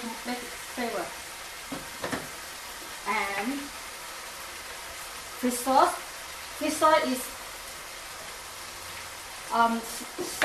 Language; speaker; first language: English; non-native, learner; Thai